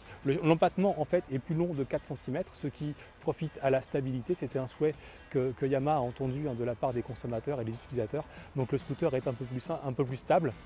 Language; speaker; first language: French; native; French